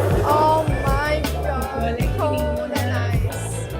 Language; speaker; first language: English; non-native, learner; Portuguese